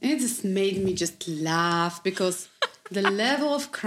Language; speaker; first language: English; non-native, fluent; Polish